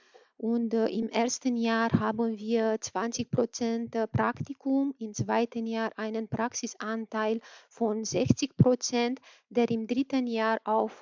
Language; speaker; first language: German; non-native, fluent; Romanian